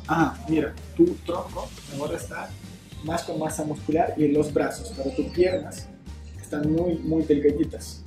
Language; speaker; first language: Spanish; non-native, learner; Ukrainian